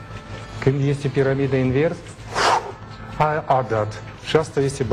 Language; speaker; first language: Romanian; non-native, learner; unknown